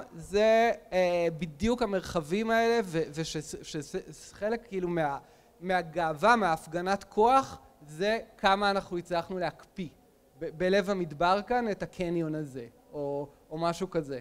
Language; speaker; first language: Hebrew; native; Hebrew